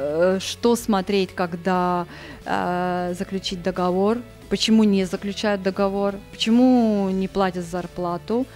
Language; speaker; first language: Russian; non-native, local second language; Estonian